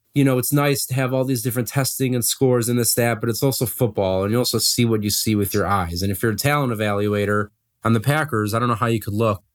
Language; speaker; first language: English; native; English